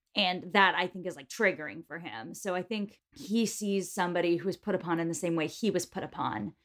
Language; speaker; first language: English; native; English